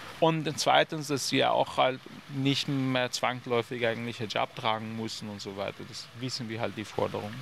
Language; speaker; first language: German; non-native, fluent; Persian